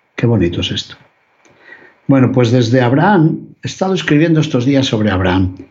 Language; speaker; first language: Spanish; native; Spanish